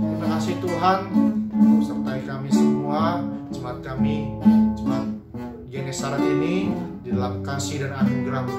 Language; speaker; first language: Indonesian; native; Indonesian